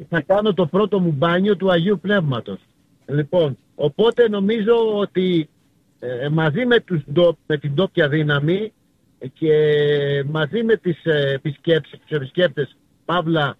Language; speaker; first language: Greek; native; Greek